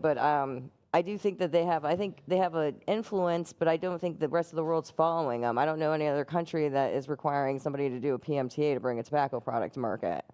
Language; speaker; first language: English; native; English